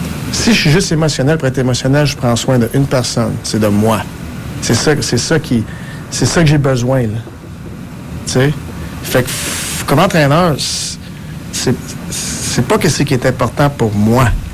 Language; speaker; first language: French; native; French